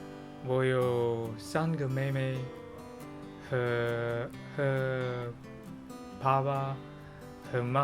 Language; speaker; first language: Chinese; non-native, learner; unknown